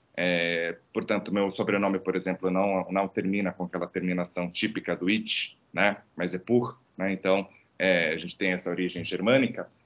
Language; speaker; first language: Portuguese; non-native, fluent; Croatian